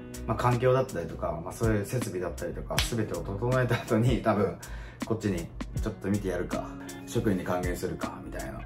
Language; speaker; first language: Japanese; native; Japanese